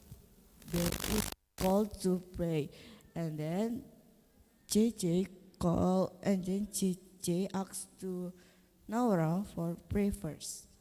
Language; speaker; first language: English; non-native, learner; Indonesian